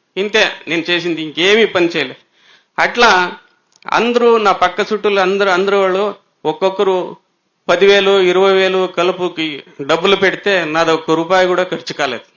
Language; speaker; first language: Telugu; native; Telugu